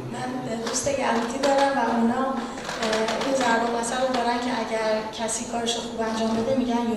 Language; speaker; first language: Persian; native; Persian